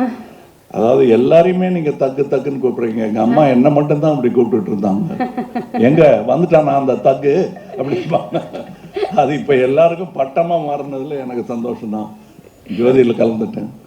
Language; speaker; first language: Tamil; native; Tamil